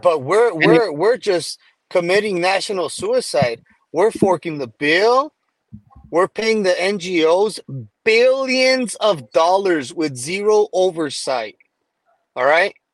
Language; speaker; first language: English; early bilingual, other home language; Spanish